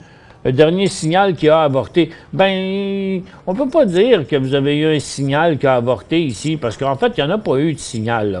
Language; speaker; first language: French; native; French